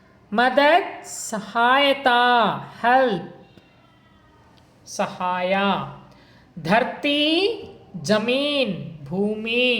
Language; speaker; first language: Hindi; non-native, local second language; Kannada